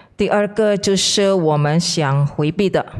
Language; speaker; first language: Chinese; non-native, fluent; Indonesian